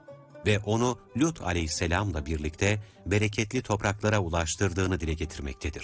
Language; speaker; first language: Turkish; native; Turkish